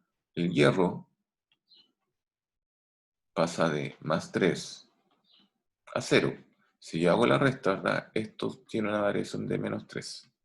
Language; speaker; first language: Spanish; native; Spanish